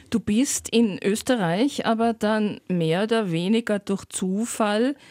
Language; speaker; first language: German; native; German